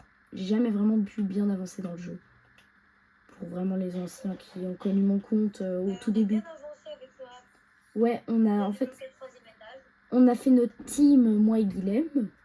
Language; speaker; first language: French; native; French